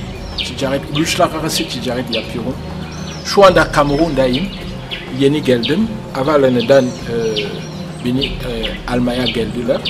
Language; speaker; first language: Turkish; non-native, fluent; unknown